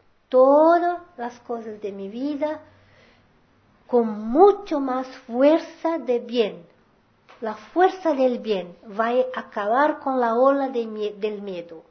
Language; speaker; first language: Spanish; non-native, fluent; Portuguese